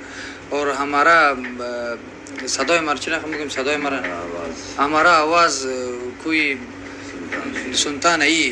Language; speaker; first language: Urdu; non-native, learner; Persian